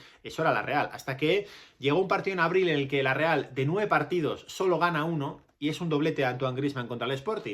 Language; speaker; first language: Spanish; native; Spanish